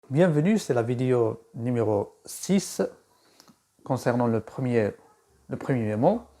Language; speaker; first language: French; non-native, local second language; Arabic